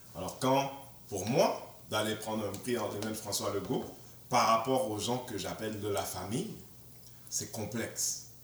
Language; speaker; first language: French; native; French